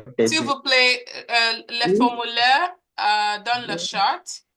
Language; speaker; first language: French; non-native, learner; English